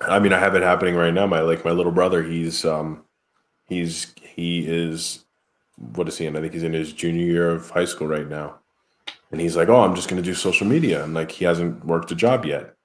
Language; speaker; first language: English; native; English